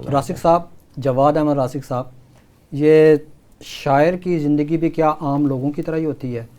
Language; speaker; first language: Urdu; non-native, local second language; Punjabi